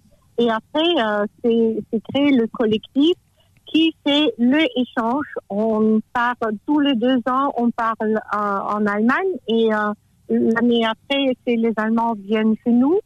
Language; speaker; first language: French; non-native, fluent; German